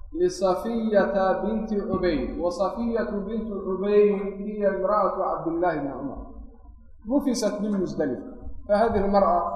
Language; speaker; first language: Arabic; non-native, local second language; Somali